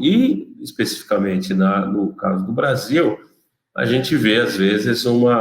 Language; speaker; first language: Portuguese; native; Portuguese